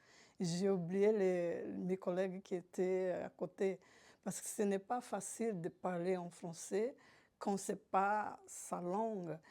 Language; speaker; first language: French; non-native, fluent; Portuguese